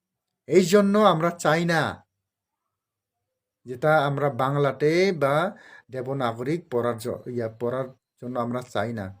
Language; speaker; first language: Bangla; non-native, local second language; Kok Borok